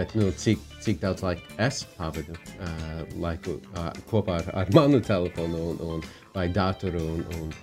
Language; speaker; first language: Latvian; non-native, fluent; English